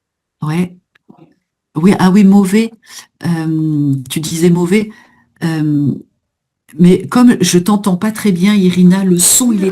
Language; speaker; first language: French; native; French